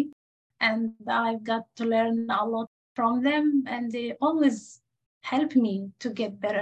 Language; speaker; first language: English; non-native, fluent; Arabic